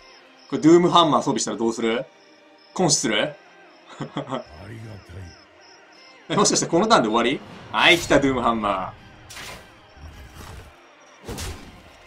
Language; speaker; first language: Japanese; native; Japanese